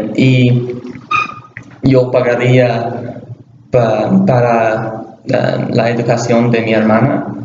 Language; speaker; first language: Spanish; non-native, learner; English